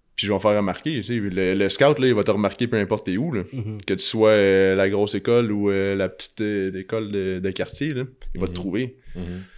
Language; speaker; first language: French; native; French